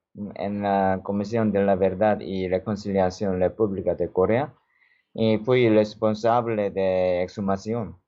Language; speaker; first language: Spanish; non-native, learner; Korean